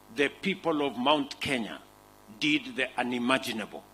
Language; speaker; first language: English; non-native, local second language; Kalenjin